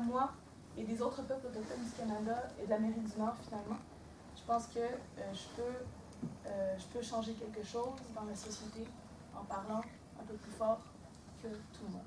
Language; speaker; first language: French; non-native, local second language; Innu-aimun